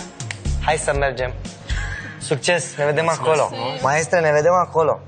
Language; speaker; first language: Romanian; native; Romanian